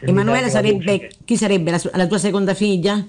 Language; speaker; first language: Italian; native; Italian